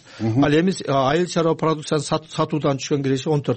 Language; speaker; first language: Kyrgyz; native; Kyrgyz